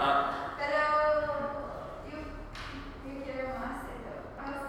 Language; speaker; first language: Spanish; non-native, learner; English